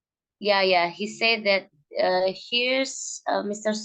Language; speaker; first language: English; non-native, learner; Indonesian